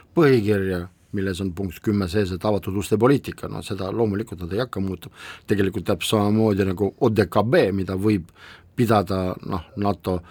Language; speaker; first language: Estonian; non-native, local second language; Russian